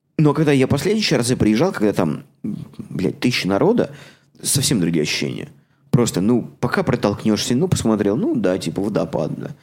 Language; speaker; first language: Russian; native; Russian